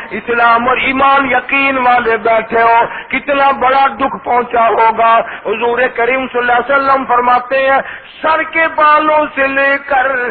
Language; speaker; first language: Urdu; native; Urdu